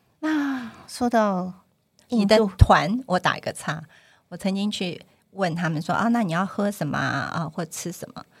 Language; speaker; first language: Chinese; non-native, local second language; Cantonese